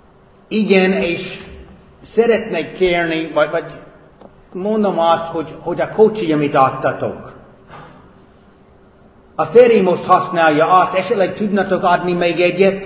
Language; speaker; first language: Hungarian; non-native, fluent; English